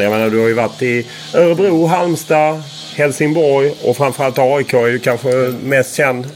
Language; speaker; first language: Swedish; native; Swedish